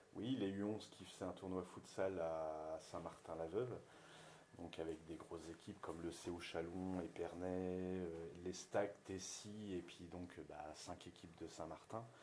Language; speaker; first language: French; native; French